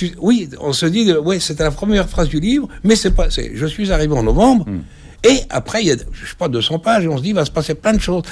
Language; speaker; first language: French; early bilingual, other home language; Arabic